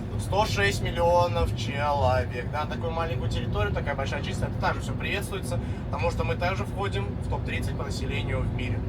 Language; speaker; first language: Russian; non-native, fluent; Vietnamese